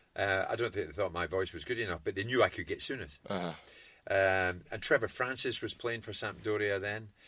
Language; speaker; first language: English; native; English